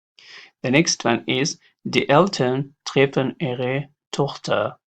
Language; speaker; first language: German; non-native, learner; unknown